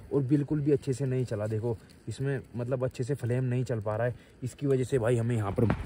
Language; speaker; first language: Hindi; native; Hindi